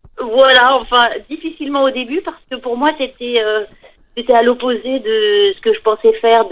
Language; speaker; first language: French; native; French